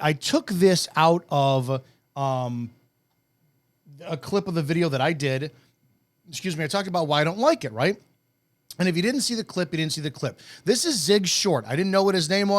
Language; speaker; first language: English; native; English